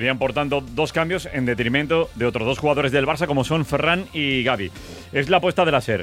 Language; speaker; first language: Spanish; native; Spanish